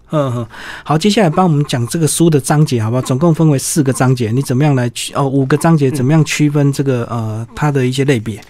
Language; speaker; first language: Chinese; native; Chinese